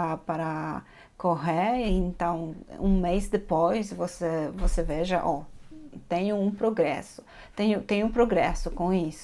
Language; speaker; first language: Portuguese; non-native, fluent; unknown